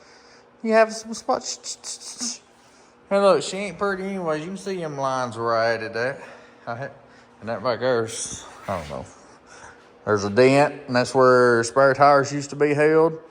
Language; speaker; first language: English; native; English